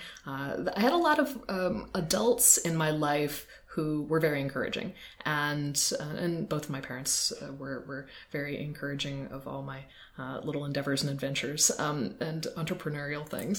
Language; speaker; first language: English; native; English